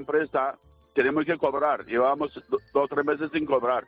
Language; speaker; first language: Spanish; non-native, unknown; Turkish